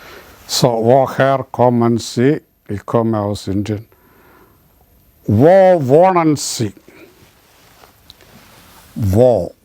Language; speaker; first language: German; non-native, learner; Malayalam